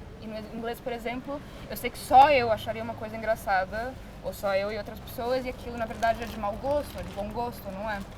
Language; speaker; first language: Portuguese; native; Portuguese